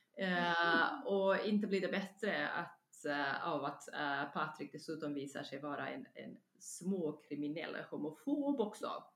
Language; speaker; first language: Swedish; non-native, fluent; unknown